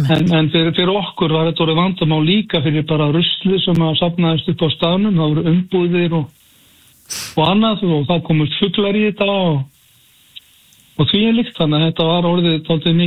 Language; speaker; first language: Icelandic; native; Icelandic